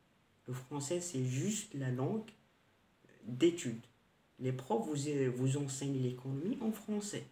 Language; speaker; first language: French; non-native, local second language; Arabic